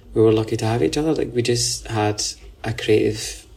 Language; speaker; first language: English; native; English